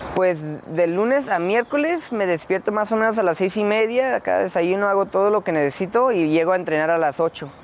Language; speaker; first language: Spanish; early bilingual, heritage; Spanish